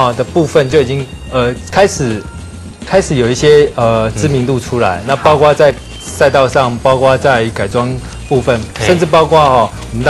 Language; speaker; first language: Chinese; native; Chinese